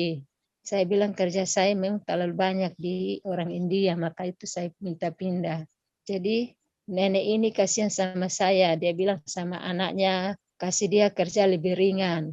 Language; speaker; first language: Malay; non-native, local second language; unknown